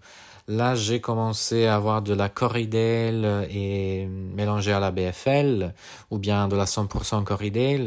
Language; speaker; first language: French; non-native, fluent; Italian